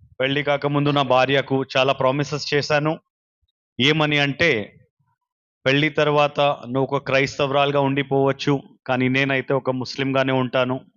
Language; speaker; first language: Telugu; non-native, local second language; Urdu